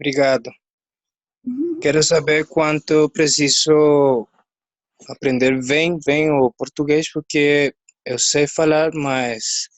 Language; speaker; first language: Portuguese; non-native, learner; Spanish